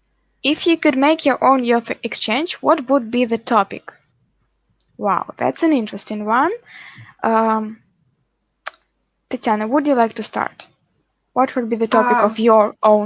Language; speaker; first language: English; non-native, fluent; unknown